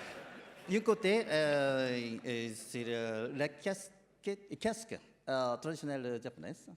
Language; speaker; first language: French; non-native, learner; Japanese